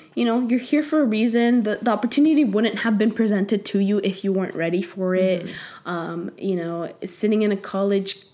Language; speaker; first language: English; early bilingual, other home language; Spanish